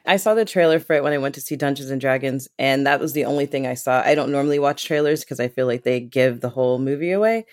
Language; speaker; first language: English; native; English